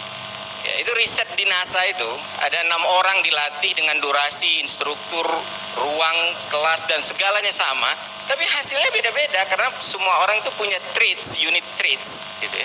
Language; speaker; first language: Indonesian; native; Indonesian